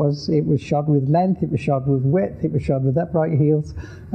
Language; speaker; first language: English; native; English